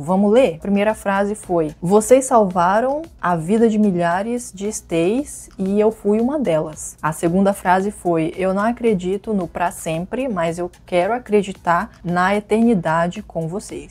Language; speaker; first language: Portuguese; native; Portuguese